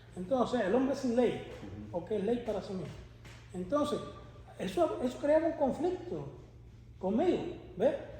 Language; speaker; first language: Spanish; native; Spanish